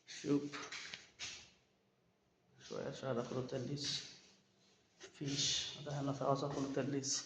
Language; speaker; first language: Arabic; non-native, learner; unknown